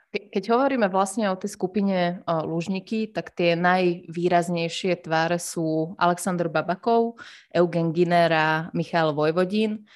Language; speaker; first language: Slovak; native; Slovak